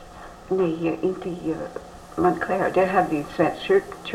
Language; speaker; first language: Swedish; early bilingual, heritage; Swedish